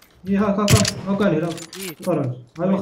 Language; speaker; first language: Arabic; native; Arabic